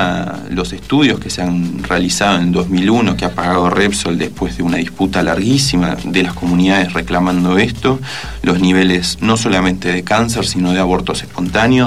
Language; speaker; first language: Spanish; native; Spanish